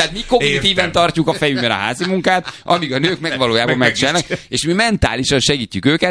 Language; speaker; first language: Hungarian; native; Hungarian